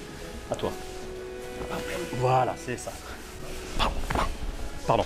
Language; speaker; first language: French; native; French